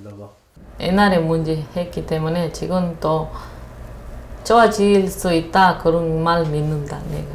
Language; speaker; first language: Korean; non-native, learner; Spanish